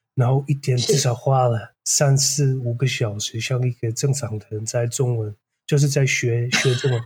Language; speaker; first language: Chinese; non-native, fluent; Dutch